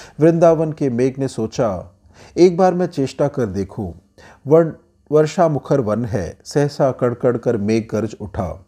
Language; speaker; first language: Hindi; native; Hindi